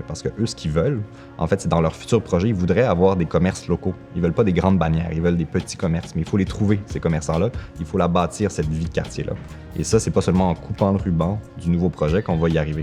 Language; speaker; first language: French; native; French